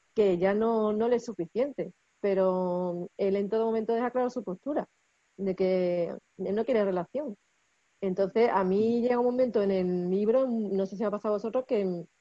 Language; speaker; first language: Spanish; native; Spanish